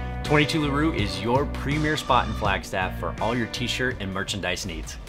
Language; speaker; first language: English; native; English